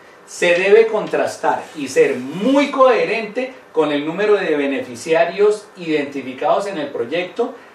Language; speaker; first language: Spanish; native; Spanish